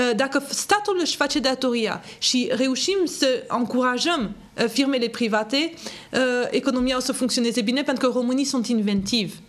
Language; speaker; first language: Romanian; non-native, fluent; French